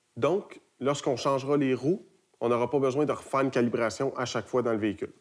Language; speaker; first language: French; native; French